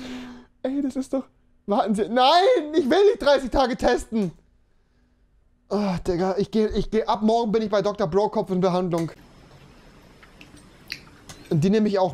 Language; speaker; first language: German; native; German